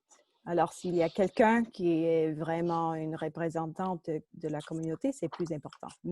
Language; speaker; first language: French; non-native, local second language; English